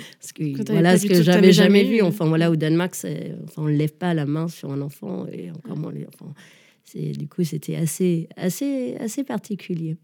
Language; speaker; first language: French; early bilingual, other home language; Danish